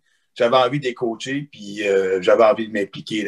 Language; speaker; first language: French; native; French